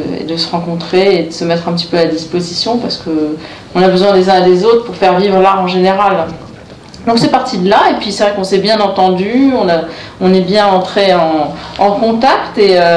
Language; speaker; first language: French; native; French